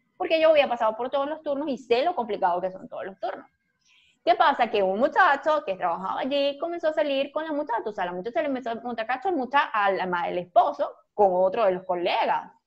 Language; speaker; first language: Spanish; native; Spanish